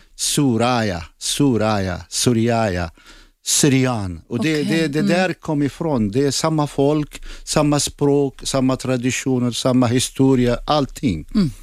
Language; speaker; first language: Swedish; non-native, fluent; Assyrian Neo-Aramaic